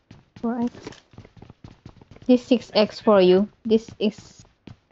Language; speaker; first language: English; non-native, learner; Indonesian